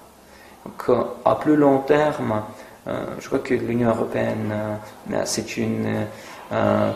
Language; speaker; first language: French; non-native, fluent; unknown